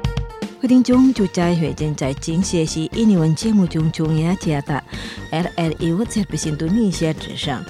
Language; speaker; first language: Chinese; non-native, fluent; Indonesian